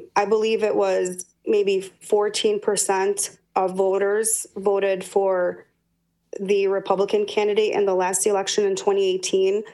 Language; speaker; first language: English; native; English